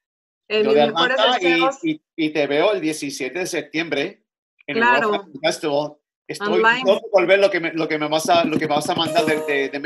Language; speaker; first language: Spanish; early bilingual, other home language; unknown